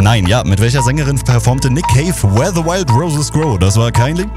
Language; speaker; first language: German; native; German